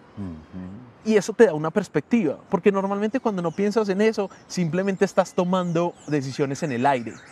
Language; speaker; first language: Spanish; native; Spanish